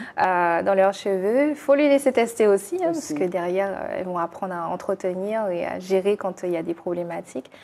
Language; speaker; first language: French; native; French